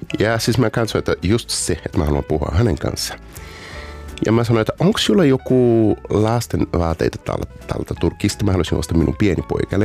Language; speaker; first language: Finnish; non-native, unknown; Portuguese